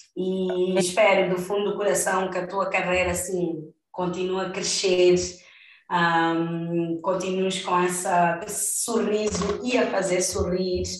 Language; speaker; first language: Portuguese; native; Portuguese